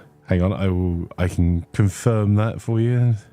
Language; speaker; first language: English; native; English